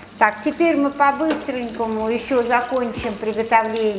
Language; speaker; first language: Russian; native; Russian